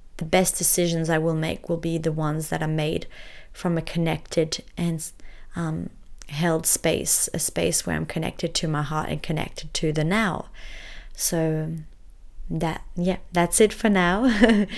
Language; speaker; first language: English; early bilingual, other home language; French